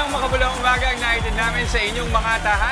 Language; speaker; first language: Filipino; native; Filipino